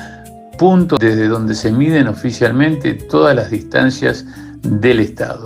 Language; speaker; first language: Spanish; native; Spanish